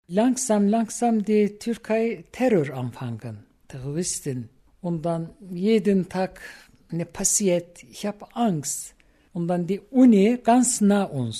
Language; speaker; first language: German; non-native, learner; Turkish